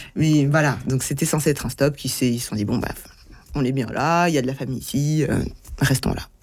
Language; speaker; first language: French; early bilingual, other home language; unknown